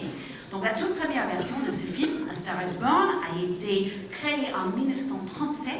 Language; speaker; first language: French; native; French